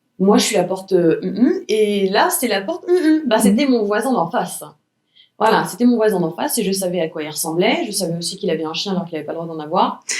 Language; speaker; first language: French; native; French